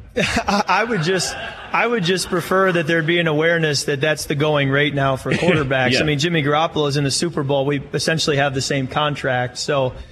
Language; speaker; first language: English; native; English